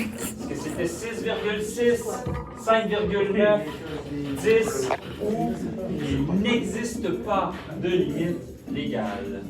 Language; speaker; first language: French; native; French